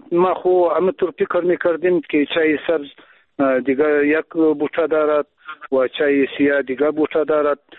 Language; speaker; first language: Persian; non-native, local second language; Pashto